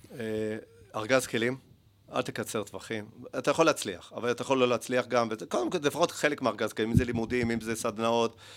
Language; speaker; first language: Hebrew; early bilingual, other home language; Spanish